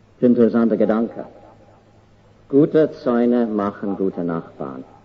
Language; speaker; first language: German; non-native, fluent; English